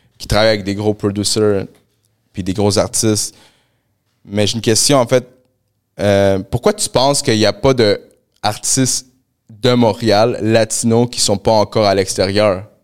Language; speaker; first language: French; early bilingual, other home language; Spanish